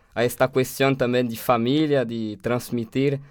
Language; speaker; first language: Spanish; non-native, fluent; French